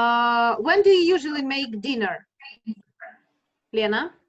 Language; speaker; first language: English; non-native, fluent; Russian